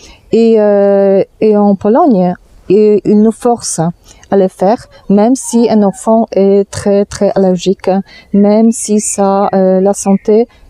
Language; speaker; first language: French; non-native, fluent; Polish